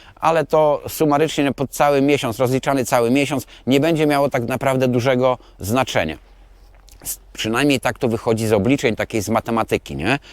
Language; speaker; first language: Polish; native; Polish